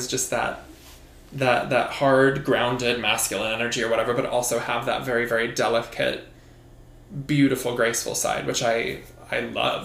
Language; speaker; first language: English; native; English